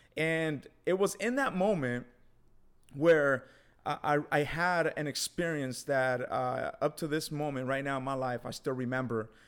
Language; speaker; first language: English; early bilingual, other home language; Spanish